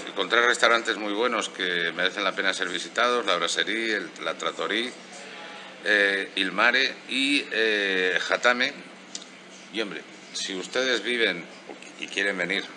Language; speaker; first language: Spanish; native; Spanish